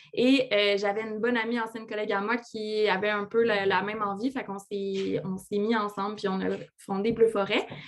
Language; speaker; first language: French; native; French